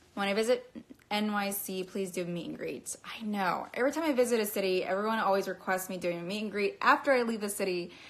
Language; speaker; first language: English; native; English